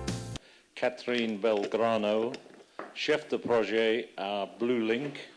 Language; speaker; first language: French; non-native, fluent; English